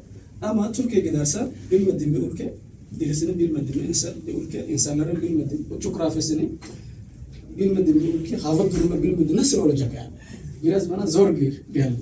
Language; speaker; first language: Turkish; non-native, learner; Somali